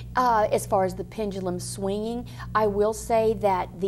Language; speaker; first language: English; native; English